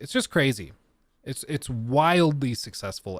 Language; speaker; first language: English; native; English